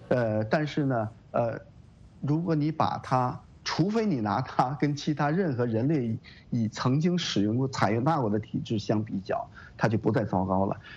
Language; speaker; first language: Chinese; native; Chinese